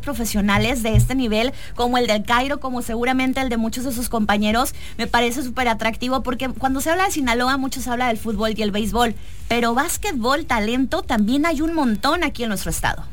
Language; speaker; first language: Spanish; native; Spanish